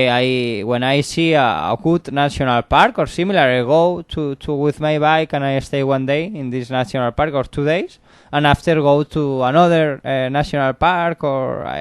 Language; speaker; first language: English; non-native, learner; Spanish